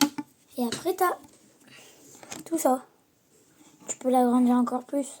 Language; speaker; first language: French; native; French